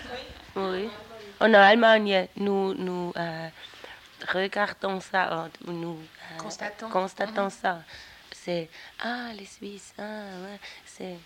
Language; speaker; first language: French; non-native, local second language; German